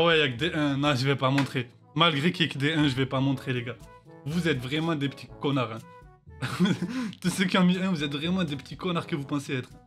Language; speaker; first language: French; native; French